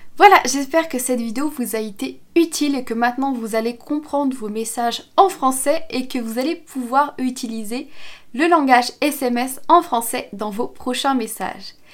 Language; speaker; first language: French; native; French